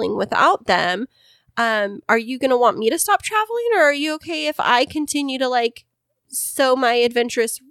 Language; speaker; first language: English; early bilingual, other home language; Spanish